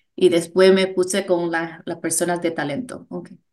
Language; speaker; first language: Spanish; early bilingual, heritage; Spanish